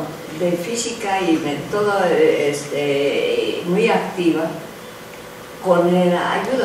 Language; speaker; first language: Spanish; non-native, fluent; Japanese